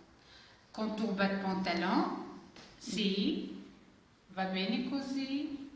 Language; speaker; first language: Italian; non-native, learner; Arabic